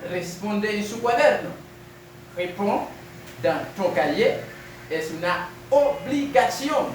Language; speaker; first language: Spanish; non-native, fluent; French